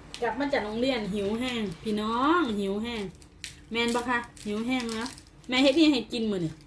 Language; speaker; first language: Thai; native; Thai